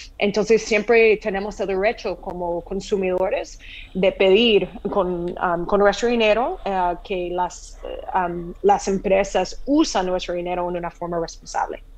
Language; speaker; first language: Spanish; non-native, fluent; English